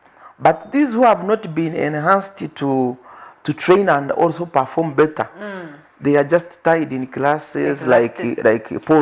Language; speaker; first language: English; non-native, local second language; Nyankole